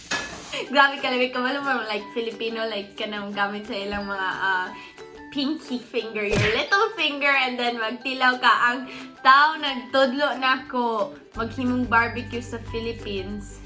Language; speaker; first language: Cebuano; non-native, learner; English